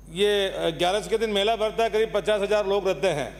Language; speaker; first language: Hindi; native; Hindi